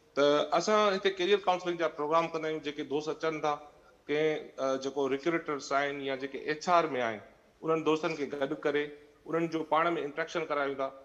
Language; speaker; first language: Sindhi; native; Sindhi